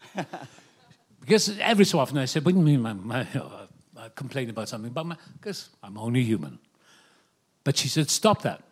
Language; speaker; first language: English; native; English